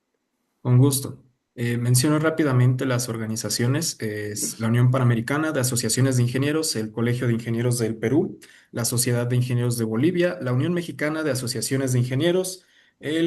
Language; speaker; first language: Spanish; native; Spanish